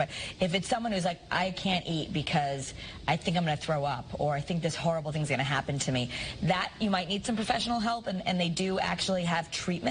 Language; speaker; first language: English; native; English